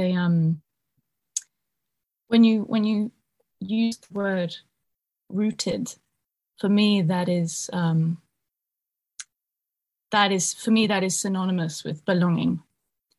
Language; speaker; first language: English; native; English